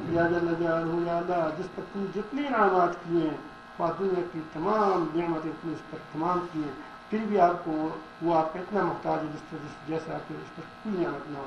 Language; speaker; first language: Urdu; non-native, local second language; Pashto